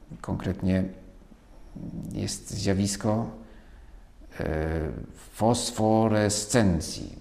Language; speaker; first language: Polish; native; Polish